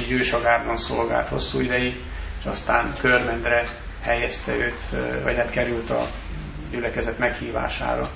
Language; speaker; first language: Hungarian; native; Hungarian